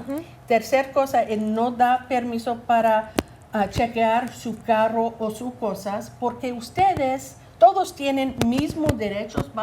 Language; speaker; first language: Spanish; non-native, learner; English